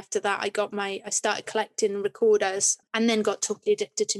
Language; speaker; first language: English; native; English